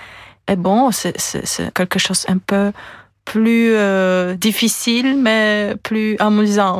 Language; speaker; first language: French; non-native, fluent; Polish